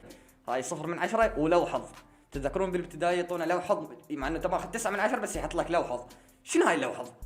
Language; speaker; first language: Arabic; native; Arabic